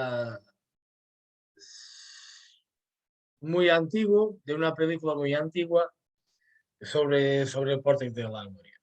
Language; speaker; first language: Spanish; non-native, fluent; Portuguese